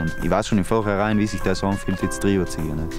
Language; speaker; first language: German; native; German